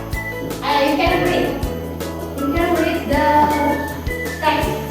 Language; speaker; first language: English; non-native, local second language; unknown